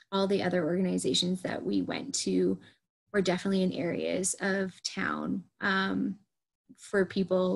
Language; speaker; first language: English; native; English